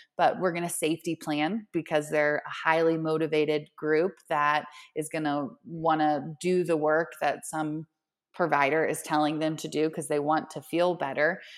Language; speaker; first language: English; native; English